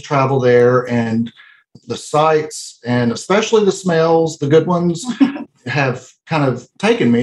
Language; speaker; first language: English; native; English